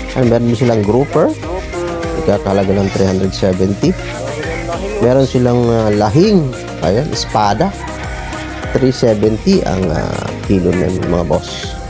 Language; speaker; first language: Filipino; non-native, local second language; Cebuano